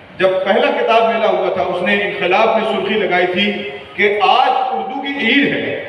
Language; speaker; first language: Urdu; native; Urdu